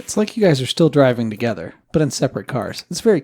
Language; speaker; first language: English; native; English